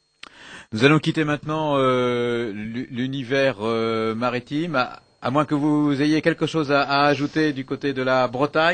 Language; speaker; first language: French; native; French